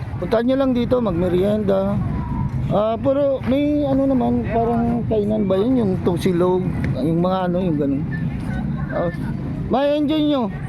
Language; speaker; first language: Filipino; non-native, local second language; Iloko